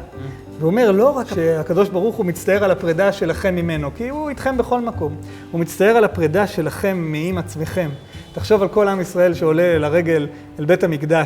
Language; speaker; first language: Hebrew; native; Hebrew